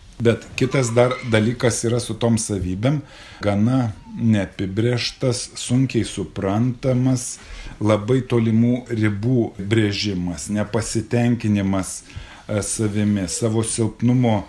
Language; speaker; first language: Lithuanian; native; Lithuanian